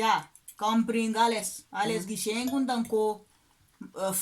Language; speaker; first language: German; non-native, learner; Kabuverdianu